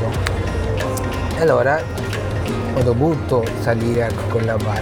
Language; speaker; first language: Italian; non-native, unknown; Bangla